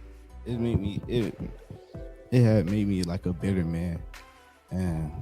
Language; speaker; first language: English; native; English